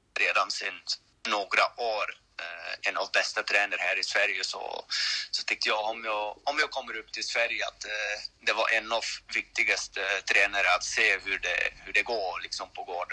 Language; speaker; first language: Swedish; non-native, learner; French